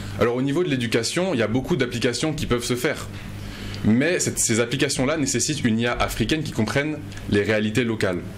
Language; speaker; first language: French; non-native, local second language; Mossi